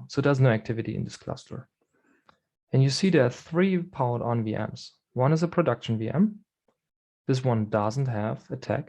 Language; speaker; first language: English; non-native, fluent; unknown